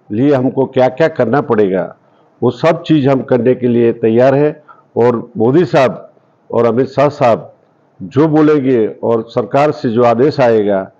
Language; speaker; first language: Hindi; non-native, local second language; Gujarati